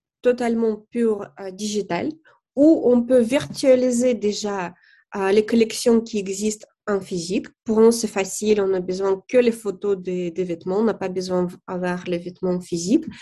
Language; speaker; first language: French; non-native, fluent; Russian